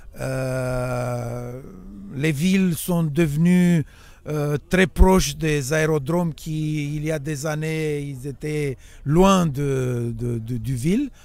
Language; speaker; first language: French; non-native, fluent; Romanian